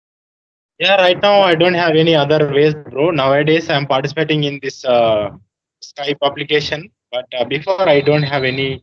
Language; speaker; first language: English; non-native, learner; Telugu